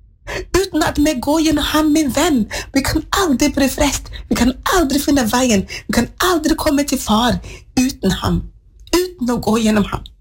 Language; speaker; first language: Norwegian; non-native, fluent; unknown